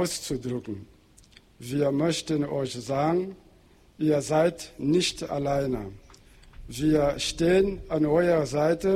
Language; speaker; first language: German; non-native, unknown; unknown